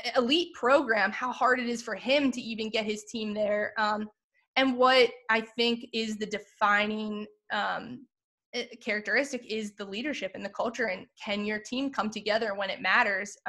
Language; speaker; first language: English; native; English